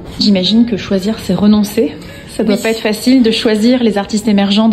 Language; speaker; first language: French; native; French